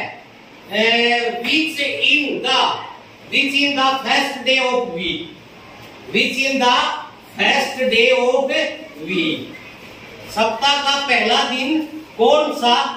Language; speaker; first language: Hindi; native; Hindi